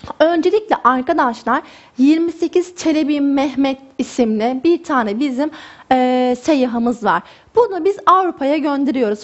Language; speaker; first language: Turkish; native; Turkish